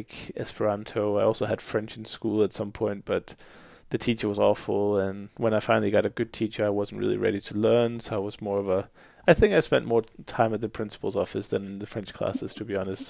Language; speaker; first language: English; non-native, fluent; Danish